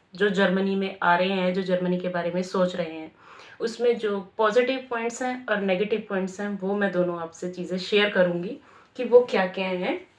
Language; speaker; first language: Hindi; native; Hindi